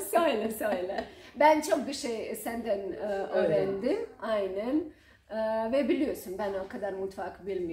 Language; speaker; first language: Turkish; non-native, learner; Croatian